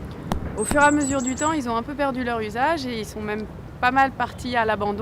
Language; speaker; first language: French; native; French